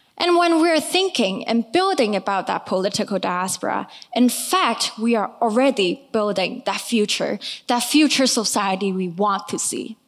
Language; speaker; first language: English; non-native, local second language; Cantonese